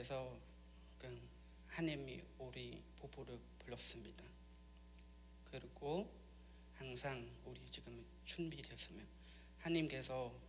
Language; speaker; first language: Korean; non-native, learner; Khmer